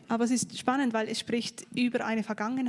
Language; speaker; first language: German; native; German